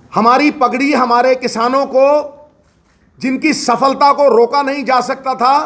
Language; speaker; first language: Hindi; non-native, local second language; Punjabi